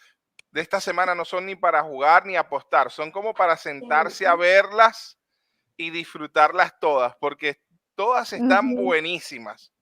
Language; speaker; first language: Spanish; native; Spanish